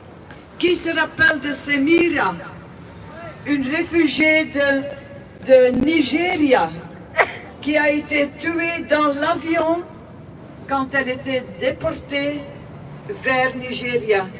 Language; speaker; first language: French; non-native, local second language; Dutch